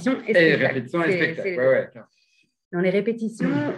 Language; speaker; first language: French; native; French